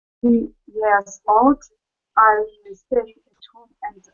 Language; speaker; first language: English; non-native, learner; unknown